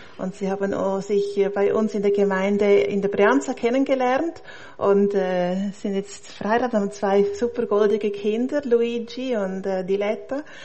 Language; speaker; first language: German; native; German